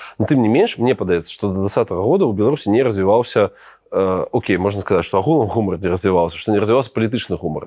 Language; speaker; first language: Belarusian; non-native, local second language; Russian